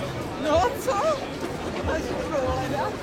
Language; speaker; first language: Polish; native; Polish